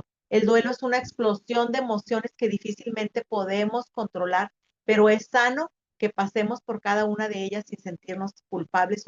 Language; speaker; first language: Spanish; native; Spanish